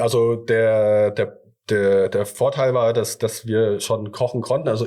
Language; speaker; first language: German; early bilingual, other home language; Thai